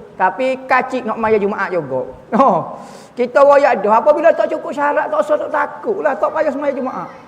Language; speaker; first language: Malay; native; Malay